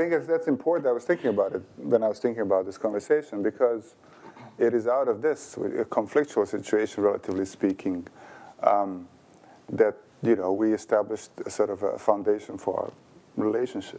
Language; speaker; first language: English; non-native, fluent; Bosnian